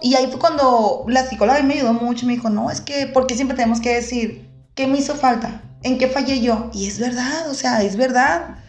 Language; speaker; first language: Spanish; native; Spanish